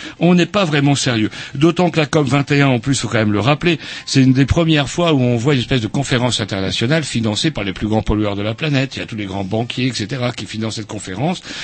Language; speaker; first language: French; native; French